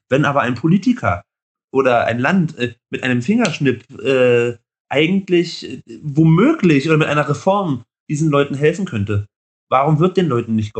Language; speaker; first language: German; native; German